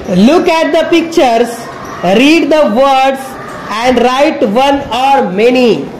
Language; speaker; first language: English; non-native, local second language; Marathi